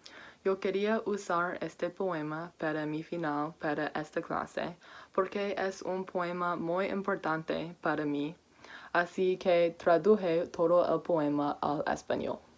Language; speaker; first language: Spanish; non-native, learner; English